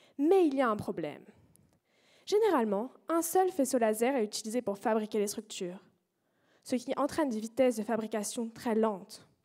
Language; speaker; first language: French; native; French